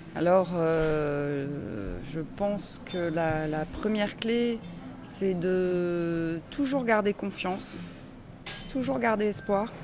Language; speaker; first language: French; native; French